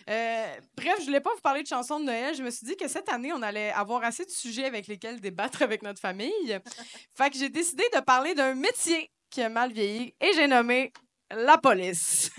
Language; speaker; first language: French; native; French